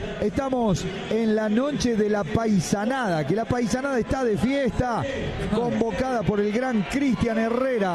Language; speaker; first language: Spanish; native; Spanish